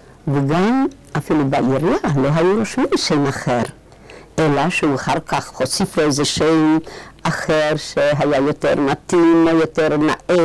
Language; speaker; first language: Hebrew; non-native, fluent; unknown